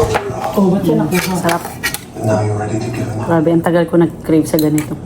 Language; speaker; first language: Filipino; native; Filipino